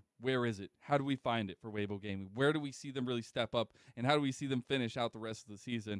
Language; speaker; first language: English; native; English